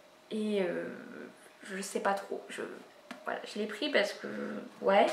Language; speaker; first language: French; native; French